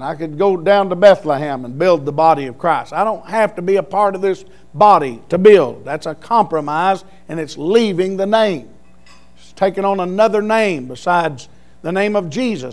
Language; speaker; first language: English; native; English